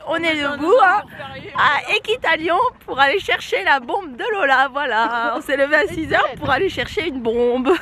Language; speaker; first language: French; native; French